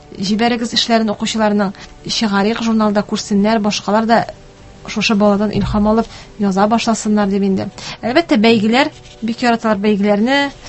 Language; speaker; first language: Tatar; native; Tatar